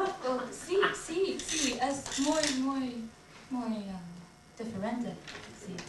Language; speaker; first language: Spanish; non-native, learner; English